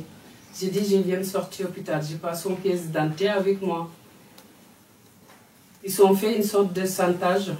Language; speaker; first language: French; non-native, fluent; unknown